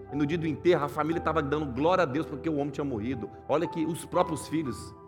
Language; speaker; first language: Portuguese; native; Portuguese